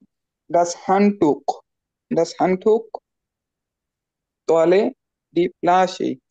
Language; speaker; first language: German; non-native, learner; Bangla